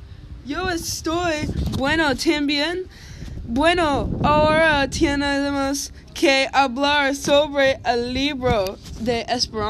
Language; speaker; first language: Spanish; non-native, learner; English